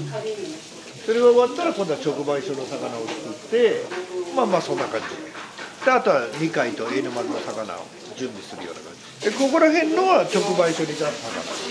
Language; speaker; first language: Japanese; native; Japanese